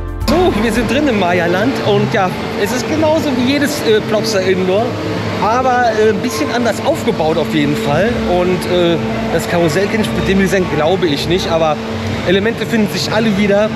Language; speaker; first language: German; native; German